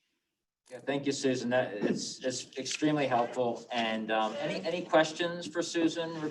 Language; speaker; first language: English; native; English